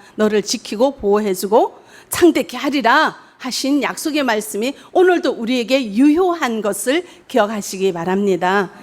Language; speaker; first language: Korean; native; Korean